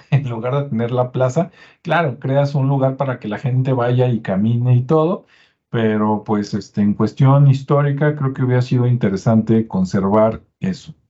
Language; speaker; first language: Spanish; native; Spanish